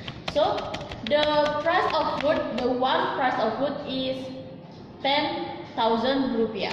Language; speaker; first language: English; non-native, learner; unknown